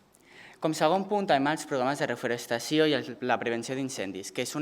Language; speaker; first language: Catalan; native; Catalan